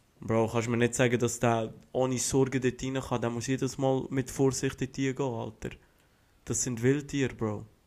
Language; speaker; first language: German; early bilingual, other home language; Albanian